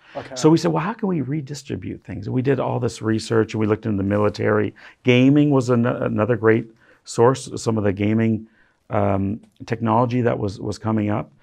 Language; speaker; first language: English; native; English